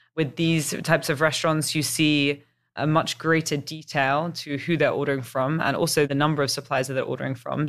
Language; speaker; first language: English; native; English